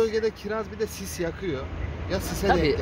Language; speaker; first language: Turkish; native; Turkish